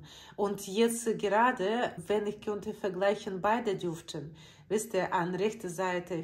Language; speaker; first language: German; non-native, learner; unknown